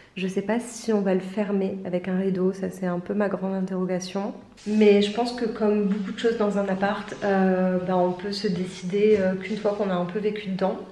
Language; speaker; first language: French; native; French